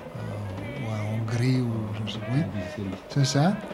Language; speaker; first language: French; non-native, fluent; Greek